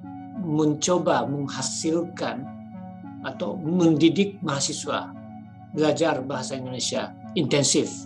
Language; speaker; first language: Indonesian; non-native, fluent; Japanese